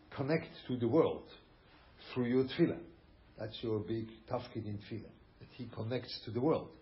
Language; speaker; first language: English; non-native, fluent; German